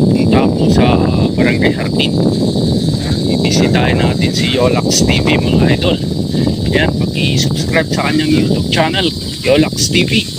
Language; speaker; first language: Filipino; non-native, local second language; Iloko